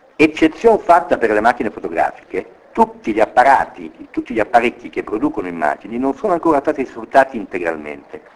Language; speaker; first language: Italian; native; Italian